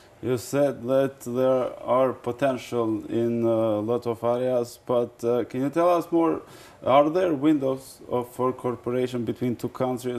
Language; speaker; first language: English; non-native, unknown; Albanian